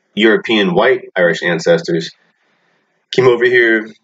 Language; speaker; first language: English; native; English